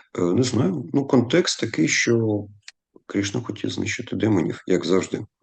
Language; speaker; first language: Ukrainian; non-native, local second language; Russian